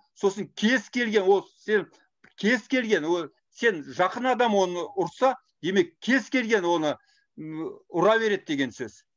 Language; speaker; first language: Kazakh; non-native, fluent; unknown